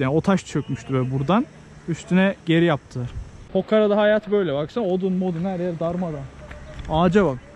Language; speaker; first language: Turkish; native; Turkish